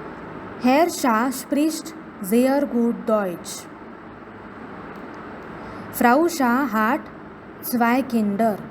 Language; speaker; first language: German; non-native, fluent; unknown